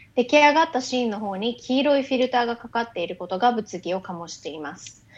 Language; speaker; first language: Japanese; native; Japanese